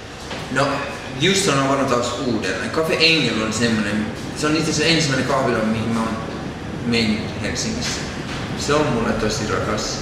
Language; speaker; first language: Finnish; early bilingual, other home language; Persian